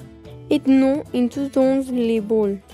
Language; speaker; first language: French; non-native, learner; Spanish